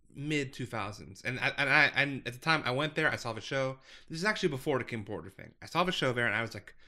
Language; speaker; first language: English; native; English